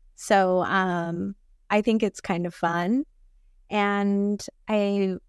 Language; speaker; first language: English; early bilingual, other home language; Filipino